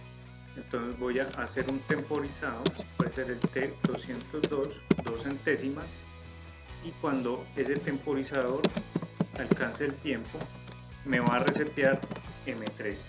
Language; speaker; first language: Spanish; native; Spanish